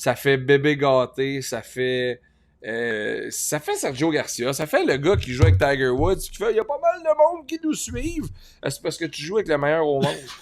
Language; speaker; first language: French; native; French